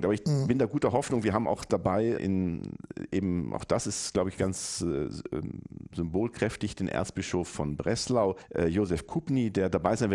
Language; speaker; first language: German; native; German